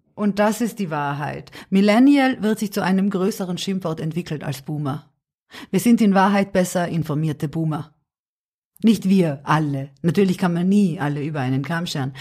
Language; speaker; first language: German; early bilingual, other home language; Serbian